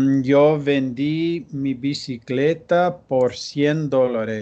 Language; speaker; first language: Spanish; non-native, learner; English